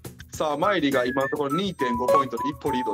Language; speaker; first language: Japanese; native; Japanese